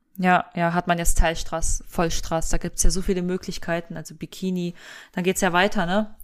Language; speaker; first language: German; early bilingual, other home language; Russian